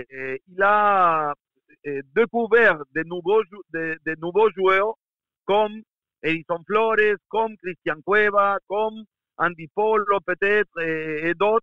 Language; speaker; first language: French; non-native, fluent; Spanish